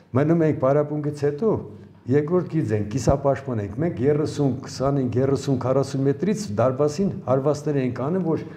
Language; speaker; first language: Armenian; early bilingual, other home language; Ukrainian